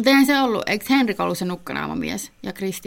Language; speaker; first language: Finnish; native; Finnish